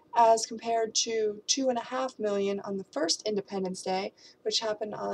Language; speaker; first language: English; native; English